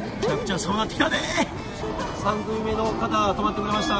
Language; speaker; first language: Japanese; native; Japanese